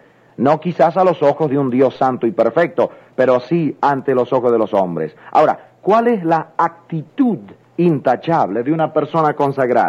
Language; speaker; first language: Spanish; native; Spanish